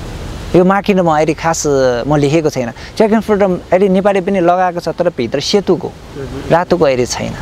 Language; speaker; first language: Nepali; non-native, learner; Chinese